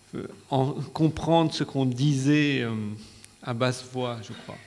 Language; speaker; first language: French; non-native, local second language; Arabic